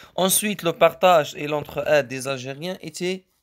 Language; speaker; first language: French; non-native, local second language; Arabic